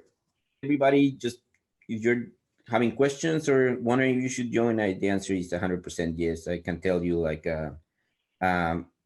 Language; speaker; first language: English; non-native, fluent; Spanish